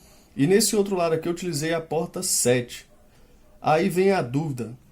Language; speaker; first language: Portuguese; native; Portuguese